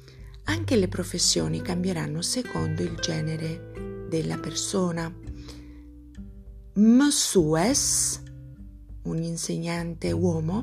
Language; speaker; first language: Italian; non-native, fluent; Albanian